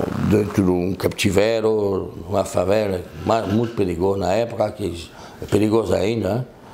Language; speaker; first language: Portuguese; non-native, fluent; French